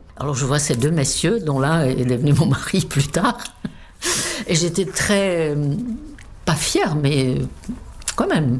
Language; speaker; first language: French; non-native, fluent; Czech